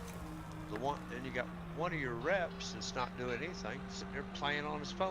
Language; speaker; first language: English; native; English